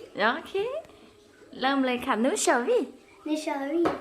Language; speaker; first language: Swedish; non-native, fluent; Thai